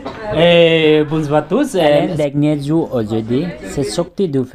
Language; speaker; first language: French; non-native, learner; Bangla